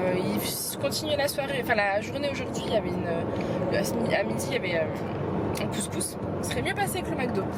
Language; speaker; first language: French; native; French